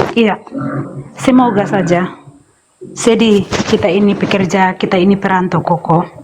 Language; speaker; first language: Indonesian; non-native, local second language; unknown